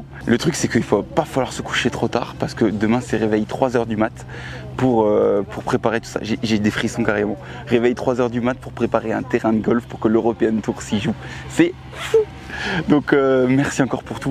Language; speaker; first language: French; native; French